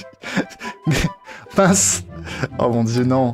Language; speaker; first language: French; native; French